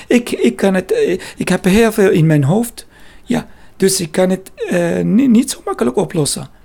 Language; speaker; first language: Dutch; non-native, learner; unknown